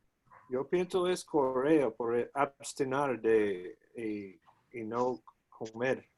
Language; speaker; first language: Spanish; non-native, learner; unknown